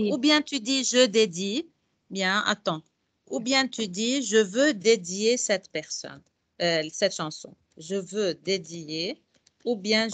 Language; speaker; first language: French; non-native, fluent; Arabic